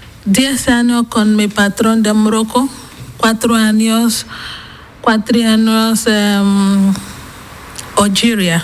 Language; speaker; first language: Spanish; non-native, learner; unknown